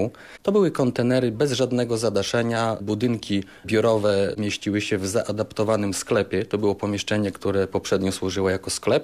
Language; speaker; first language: Polish; native; Polish